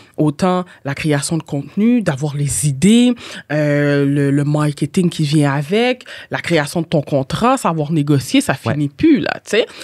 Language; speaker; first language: French; native; French